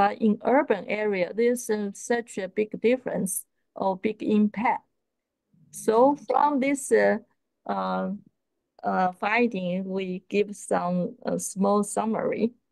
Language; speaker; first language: English; non-native, fluent; Chinese